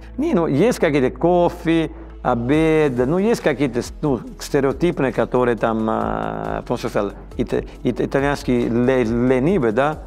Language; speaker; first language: Russian; non-native, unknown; Italian